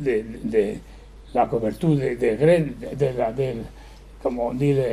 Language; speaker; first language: French; non-native, learner; Spanish